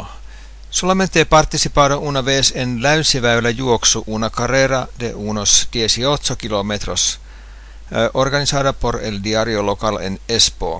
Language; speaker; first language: Spanish; non-native, fluent; Finnish